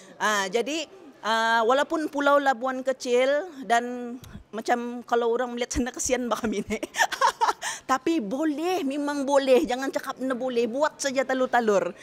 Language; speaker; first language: Malay; native; Malay